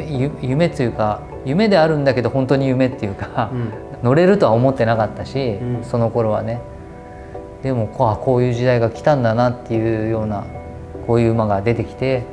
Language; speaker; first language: Japanese; native; Japanese